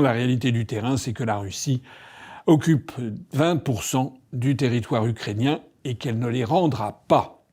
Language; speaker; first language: French; native; French